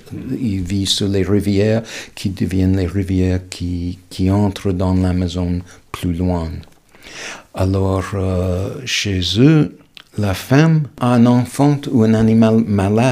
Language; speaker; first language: French; non-native, fluent; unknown